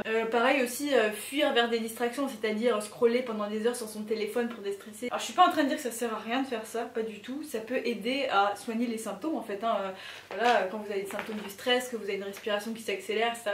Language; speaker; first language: French; native; French